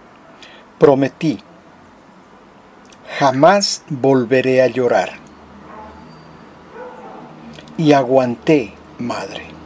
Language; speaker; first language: Spanish; native; Spanish